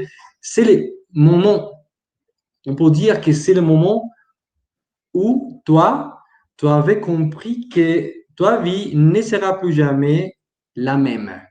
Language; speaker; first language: French; non-native, learner; Spanish